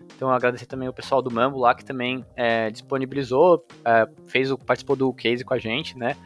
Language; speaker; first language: Portuguese; native; Portuguese